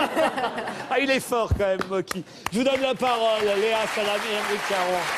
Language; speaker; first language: French; native; French